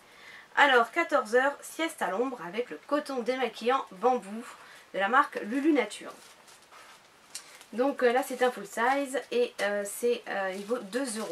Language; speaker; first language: French; native; French